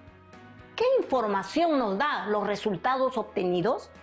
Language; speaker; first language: Spanish; native; Spanish